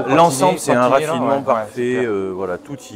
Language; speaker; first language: French; native; French